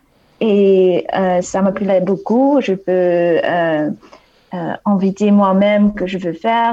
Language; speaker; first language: French; non-native, fluent; Dutch